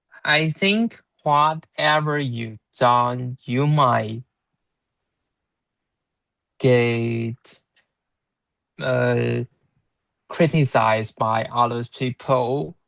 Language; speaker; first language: English; non-native, learner; Chinese